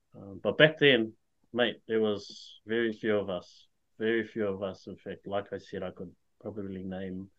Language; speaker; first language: English; native; English